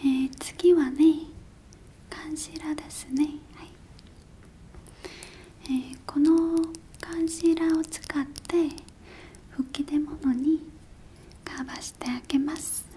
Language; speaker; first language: Japanese; non-native, learner; Korean